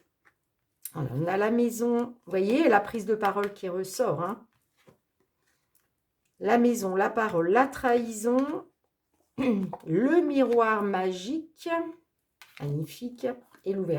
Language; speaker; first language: French; native; French